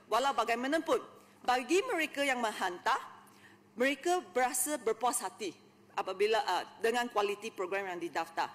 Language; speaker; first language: Malay; non-native, local second language; Chinese